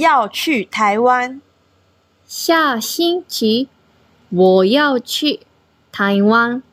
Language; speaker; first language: Chinese; non-native, learner; Korean